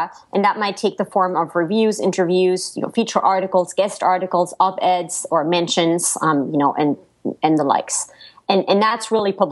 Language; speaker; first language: English; non-native, fluent; German